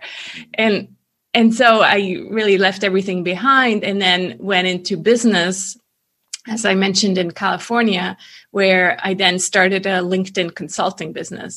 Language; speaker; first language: English; non-native, fluent; Swiss German